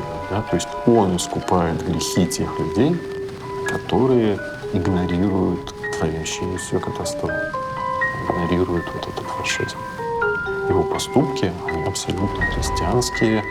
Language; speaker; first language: Russian; native; Russian